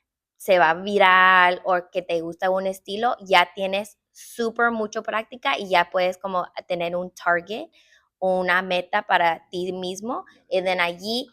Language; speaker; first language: Spanish; early bilingual, heritage; English